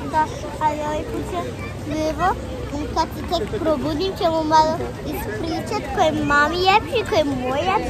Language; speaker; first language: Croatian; early bilingual, heritage; Croatian